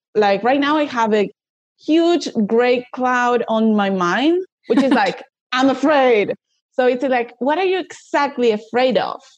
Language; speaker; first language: English; non-native, fluent; Spanish